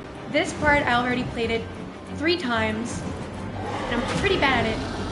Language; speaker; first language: English; non-native, fluent; Spanish